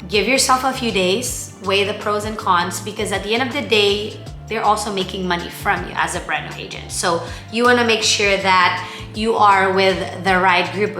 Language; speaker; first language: English; non-native, local second language; Filipino